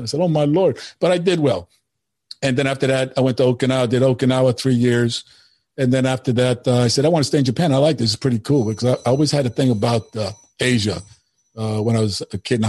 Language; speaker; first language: English; early bilingual, other home language; Spanish